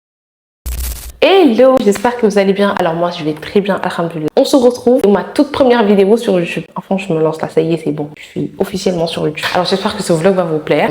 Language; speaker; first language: French; non-native, local second language; Wolof